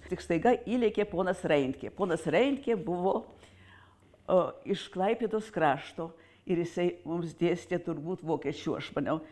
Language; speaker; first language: Lithuanian; early bilingual, heritage; Lithuanian